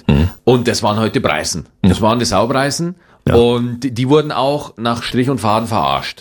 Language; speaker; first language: German; native; German